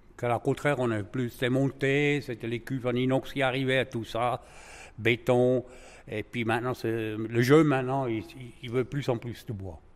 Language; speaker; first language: French; non-native, local second language; Swiss German